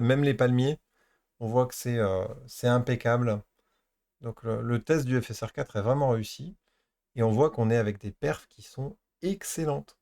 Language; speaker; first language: French; native; French